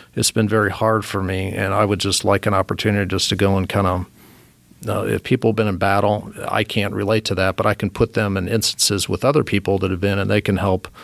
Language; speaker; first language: English; native; English